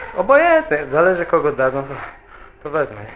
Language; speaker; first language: Polish; non-native, fluent; Chechen